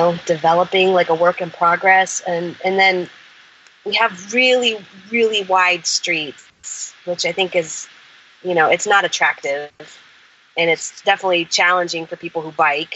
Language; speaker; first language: English; native; English